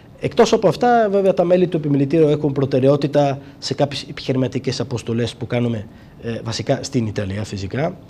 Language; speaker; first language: Greek; non-native, fluent; Italian